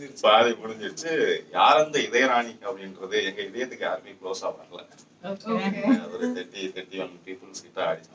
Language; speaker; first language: Tamil; native; Tamil